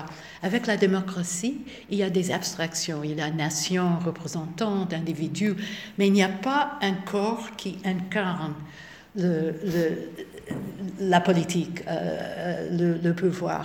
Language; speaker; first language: French; non-native, fluent; English